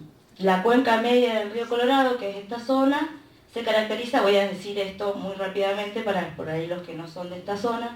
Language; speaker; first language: Spanish; native; Spanish